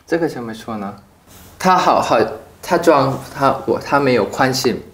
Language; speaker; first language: Chinese; non-native, learner; Thai